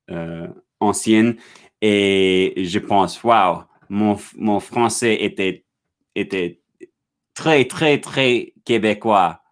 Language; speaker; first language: French; non-native, learner; English